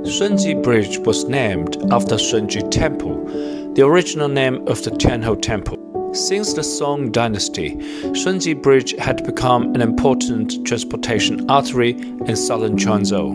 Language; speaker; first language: English; non-native, fluent; Uzbek